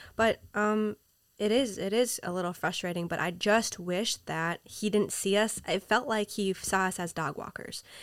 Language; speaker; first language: English; native; English